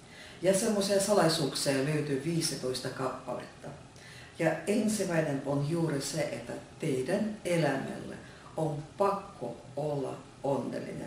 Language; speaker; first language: Finnish; non-native, fluent; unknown